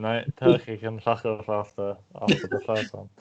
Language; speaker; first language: English; native; English